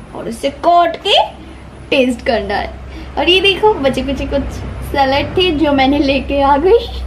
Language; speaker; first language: Hindi; non-native, local second language; Bangla